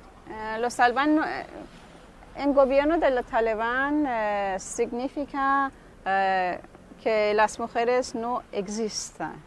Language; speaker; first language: Spanish; non-native, learner; Persian